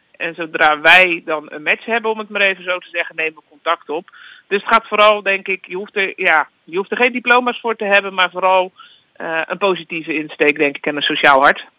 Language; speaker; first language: Dutch; native; Dutch